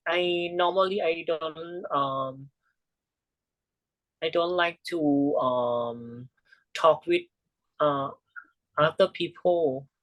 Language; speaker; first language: English; non-native, learner; Thai